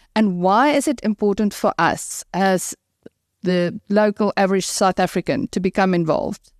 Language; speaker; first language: English; non-native, local second language; Afrikaans